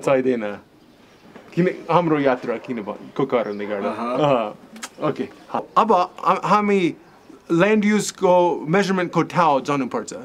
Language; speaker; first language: Nepali; non-native, learner; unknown